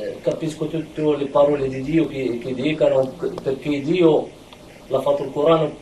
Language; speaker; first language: Italian; non-native, learner; Arabic